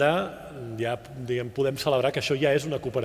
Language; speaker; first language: Catalan; native; Catalan